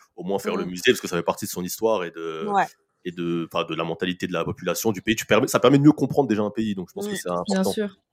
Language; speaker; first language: French; native; French